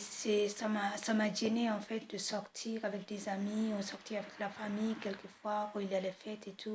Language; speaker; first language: French; non-native, fluent; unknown